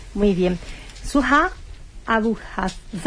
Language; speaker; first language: Spanish; native; Spanish